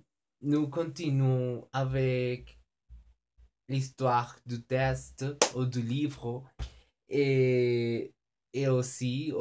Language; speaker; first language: French; non-native, learner; Spanish